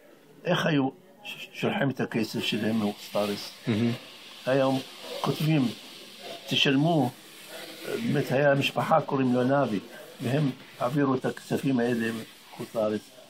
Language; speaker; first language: Hebrew; non-native, fluent; Arabic